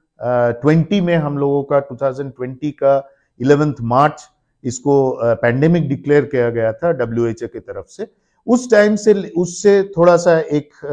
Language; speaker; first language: Hindi; non-native, local second language; Bangla